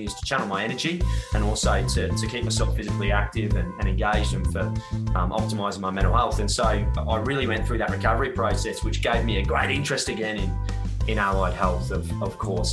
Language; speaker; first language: English; native; English